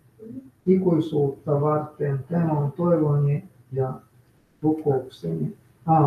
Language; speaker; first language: Finnish; non-native, fluent; Russian